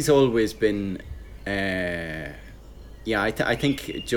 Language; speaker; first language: English; native; English